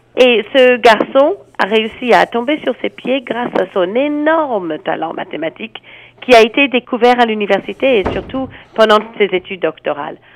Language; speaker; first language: French; non-native, fluent; English